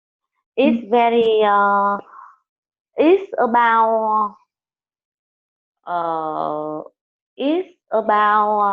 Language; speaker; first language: English; non-native, learner; Vietnamese